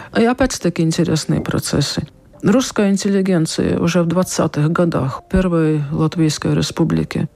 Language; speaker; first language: Russian; non-native, local second language; Latvian